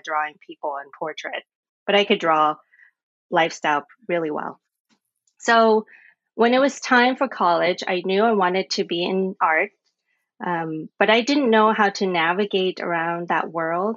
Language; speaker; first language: English; non-native, fluent; Thai